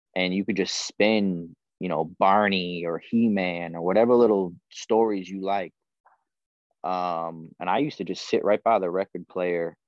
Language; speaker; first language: English; native; English